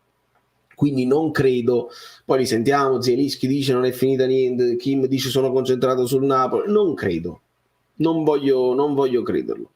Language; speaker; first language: Italian; native; Italian